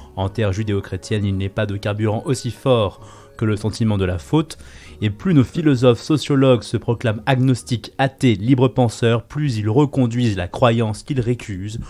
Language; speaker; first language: French; native; French